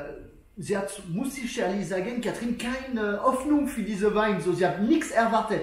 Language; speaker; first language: German; non-native, learner; French